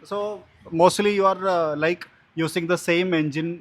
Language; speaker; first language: English; non-native, local second language; Malayalam